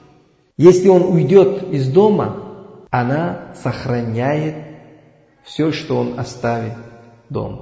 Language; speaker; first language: Russian; non-native, learner; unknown